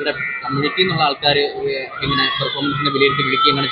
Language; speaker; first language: Malayalam; native; Malayalam